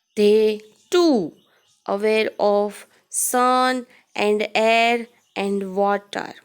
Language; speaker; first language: English; non-native, local second language; Gujarati